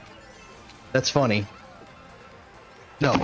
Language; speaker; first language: English; native; English